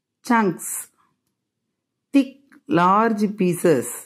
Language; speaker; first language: English; non-native, local second language; Tamil